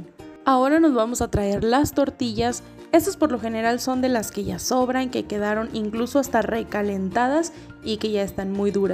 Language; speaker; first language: Spanish; native; Spanish